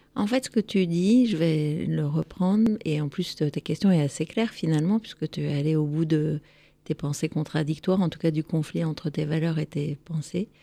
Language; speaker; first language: French; native; French